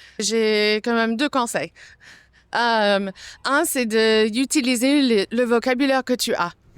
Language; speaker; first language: French; non-native, fluent; English